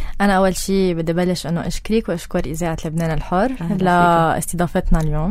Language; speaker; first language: Arabic; native; Arabic